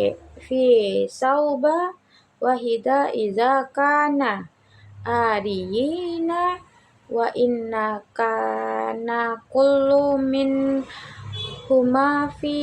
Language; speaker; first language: Arabic; non-native, learner; Indonesian